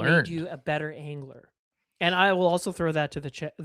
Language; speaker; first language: English; native; English